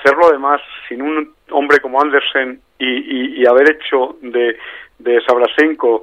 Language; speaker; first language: Spanish; native; Spanish